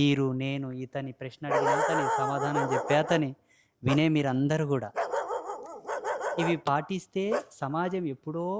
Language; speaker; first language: Telugu; native; Telugu